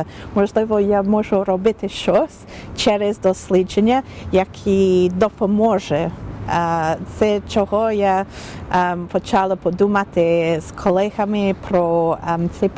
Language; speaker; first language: Ukrainian; non-native, learner; English